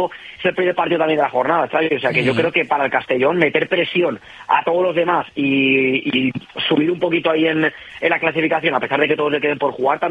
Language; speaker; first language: Spanish; native; Spanish